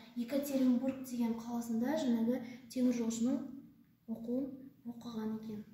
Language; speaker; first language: Kazakh; native; Kazakh